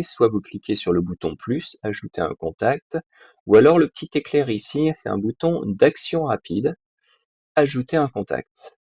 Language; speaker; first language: French; native; French